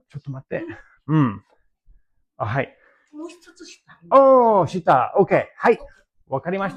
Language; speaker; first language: Japanese; non-native, learner; English